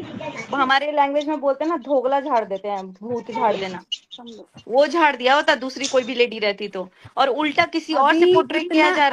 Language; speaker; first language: Hindi; native; Hindi